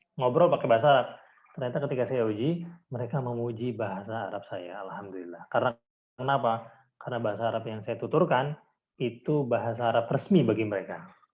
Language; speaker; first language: Indonesian; native; Indonesian